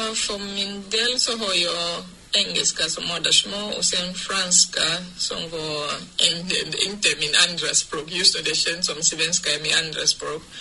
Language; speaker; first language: Swedish; non-native, fluent; English